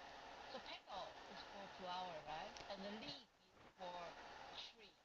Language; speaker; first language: English; non-native, learner; Chinese